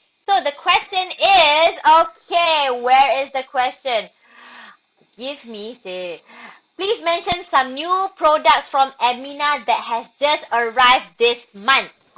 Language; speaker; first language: English; non-native, local second language; Malay